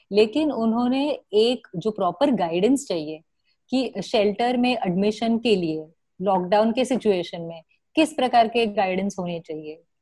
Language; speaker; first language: Hindi; non-native, local second language; Marathi